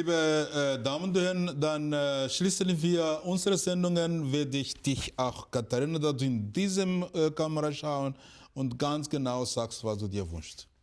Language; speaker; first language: German; non-native, fluent; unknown